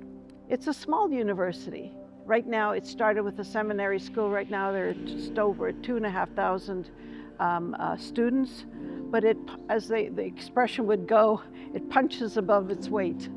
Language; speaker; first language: English; early bilingual, other home language; Ukrainian